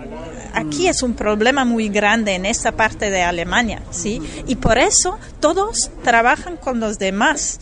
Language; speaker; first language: Spanish; non-native, fluent; German